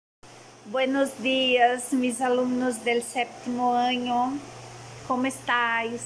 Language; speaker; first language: Spanish; non-native, fluent; Portuguese